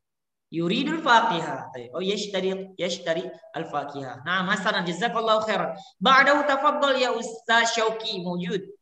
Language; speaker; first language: Arabic; non-native, learner; Indonesian